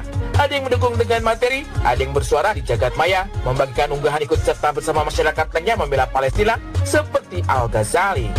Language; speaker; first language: Indonesian; native; Indonesian